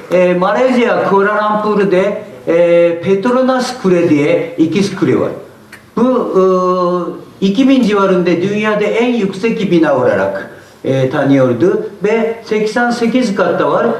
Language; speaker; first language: Turkish; non-native, learner; Japanese